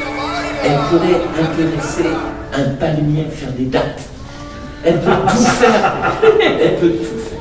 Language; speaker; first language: French; native; French